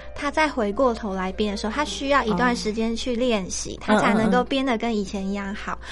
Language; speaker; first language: Chinese; native; Chinese